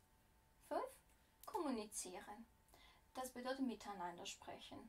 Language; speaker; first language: German; non-native, fluent; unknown